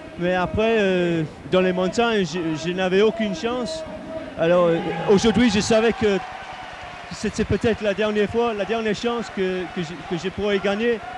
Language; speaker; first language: French; non-native, fluent; English